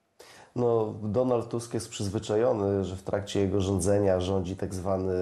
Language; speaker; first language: Polish; native; Polish